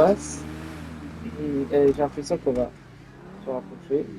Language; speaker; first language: French; native; French